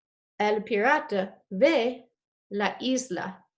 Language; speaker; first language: Spanish; non-native, fluent; English